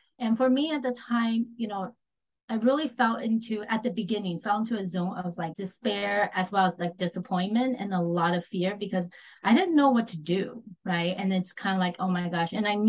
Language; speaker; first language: English; early bilingual, other home language; Chinese